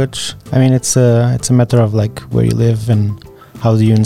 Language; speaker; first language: English; non-native, fluent; Portuguese